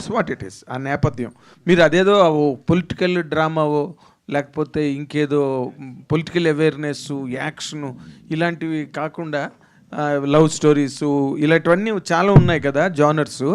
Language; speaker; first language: Telugu; native; Telugu